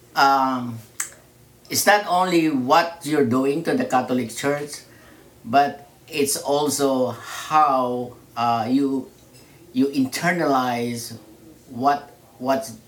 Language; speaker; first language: English; non-native, local second language; Filipino